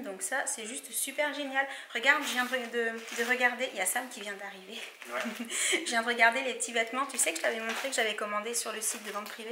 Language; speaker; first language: French; native; French